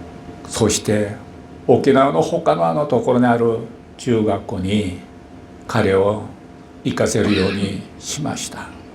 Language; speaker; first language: Japanese; non-native, fluent; Korean